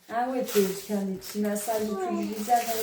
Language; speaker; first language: French; native; French